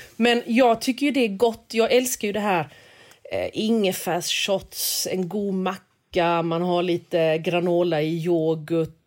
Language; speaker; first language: Swedish; early bilingual, other home language; Korean